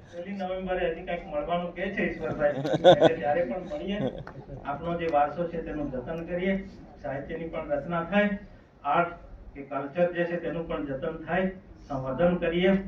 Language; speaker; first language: Gujarati; non-native, local second language; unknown